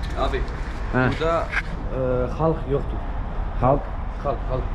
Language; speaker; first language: Turkish; non-native, learner; Armenian